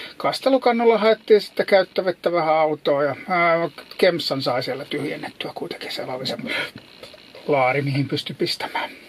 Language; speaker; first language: Finnish; native; Finnish